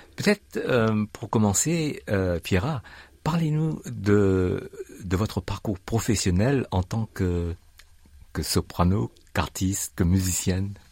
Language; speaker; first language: French; native; French